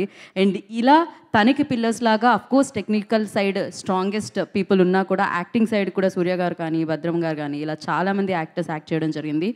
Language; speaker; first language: Telugu; native; Telugu